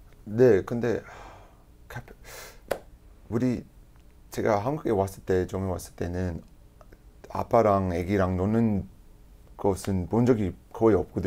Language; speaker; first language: Korean; non-native, learner; English